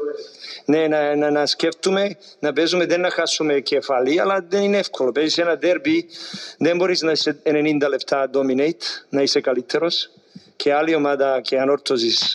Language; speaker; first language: Greek; non-native, learner; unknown